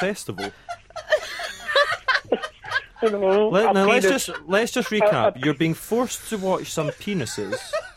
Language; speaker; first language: English; native; English